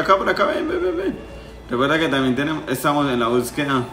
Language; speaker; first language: Spanish; native; Spanish